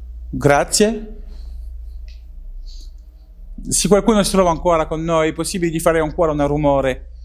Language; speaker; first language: Italian; non-native, learner; French